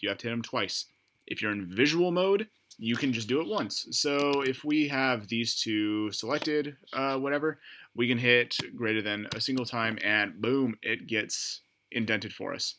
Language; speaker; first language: English; native; English